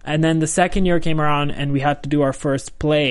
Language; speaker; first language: English; non-native, local second language; Hindi